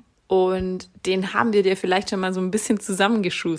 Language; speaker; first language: German; native; German